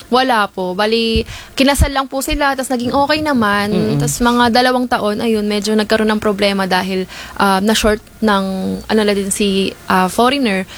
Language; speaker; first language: Filipino; native; Filipino